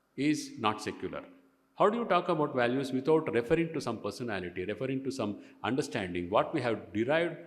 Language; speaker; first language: English; non-native, local second language; Kannada